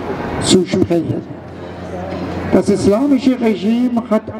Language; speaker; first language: German; non-native, fluent; Persian